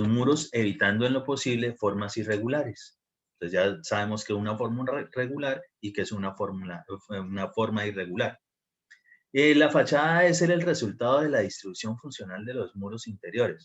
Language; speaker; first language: Spanish; native; Spanish